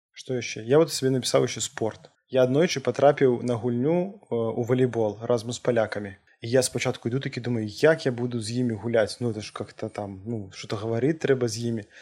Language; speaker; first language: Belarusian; non-native, local second language; Russian